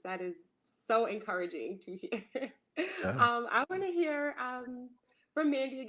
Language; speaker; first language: English; native; English